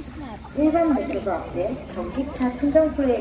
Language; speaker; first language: Korean; native; Korean